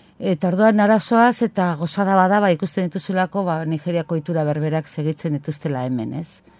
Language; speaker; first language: Basque; non-native, local second language; Spanish